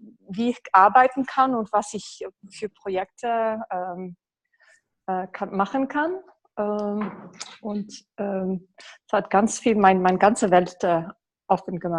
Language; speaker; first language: German; non-native, learner; English